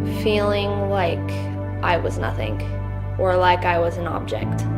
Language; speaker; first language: English; native; English